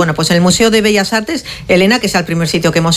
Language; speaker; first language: Spanish; native; Spanish